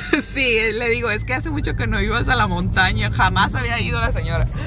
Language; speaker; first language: Spanish; early bilingual, other home language; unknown